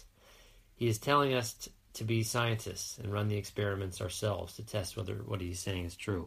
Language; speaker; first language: English; native; English